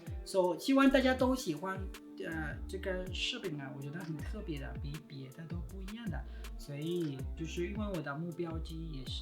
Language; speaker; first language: Chinese; non-native, fluent; Spanish